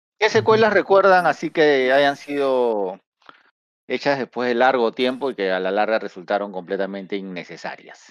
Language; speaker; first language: Spanish; native; Spanish